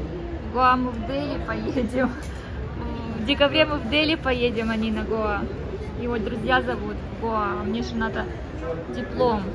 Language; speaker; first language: Russian; native; Russian